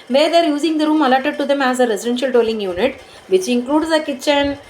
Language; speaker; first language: English; non-native, local second language; Tamil